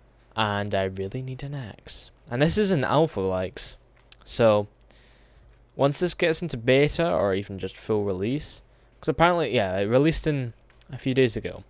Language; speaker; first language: English; native; English